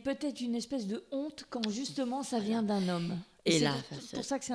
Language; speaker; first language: French; native; French